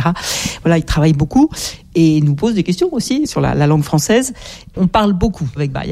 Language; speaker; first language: French; native; French